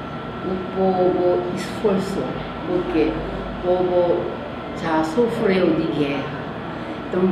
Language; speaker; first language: Portuguese; non-native, learner; Korean